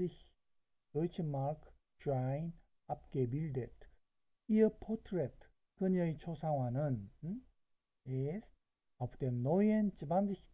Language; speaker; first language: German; non-native, fluent; Korean